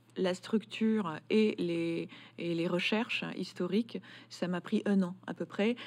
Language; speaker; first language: French; native; French